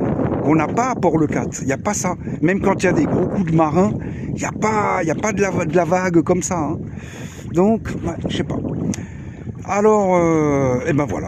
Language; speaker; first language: French; native; French